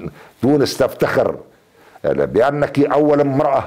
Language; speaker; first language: Arabic; native; Arabic